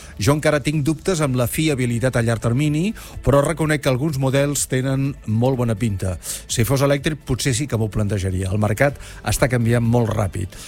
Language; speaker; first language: Catalan; native; Catalan